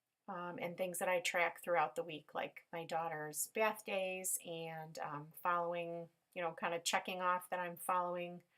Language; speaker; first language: English; native; English